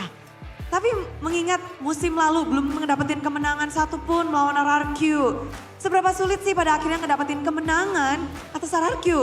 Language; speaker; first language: Indonesian; native; Indonesian